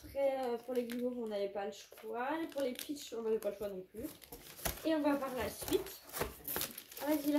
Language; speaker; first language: French; native; French